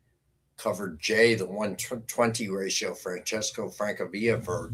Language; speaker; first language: English; native; English